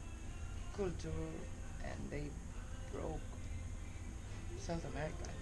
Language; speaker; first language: English; non-native, learner; Spanish